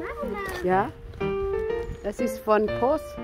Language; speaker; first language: German; non-native, learner; Thai